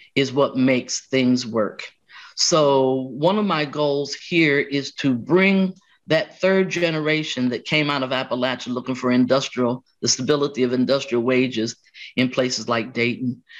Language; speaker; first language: English; native; English